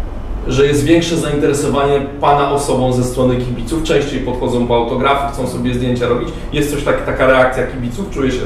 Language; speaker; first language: Polish; native; Polish